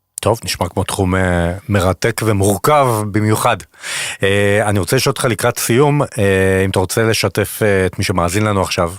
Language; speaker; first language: Hebrew; native; Hebrew